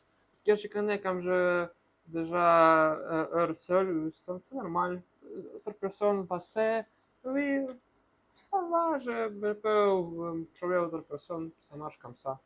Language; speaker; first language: French; non-native, learner; Russian